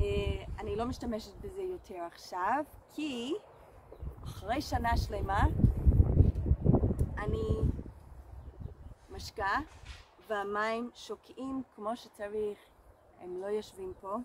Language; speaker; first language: Hebrew; non-native, fluent; English